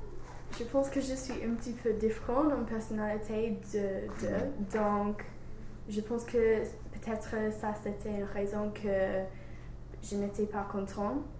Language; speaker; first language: French; non-native, learner; English